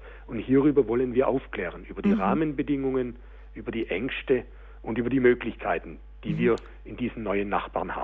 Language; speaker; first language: German; native; German